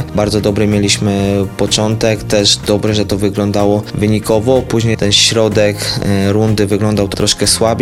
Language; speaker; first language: Polish; native; Polish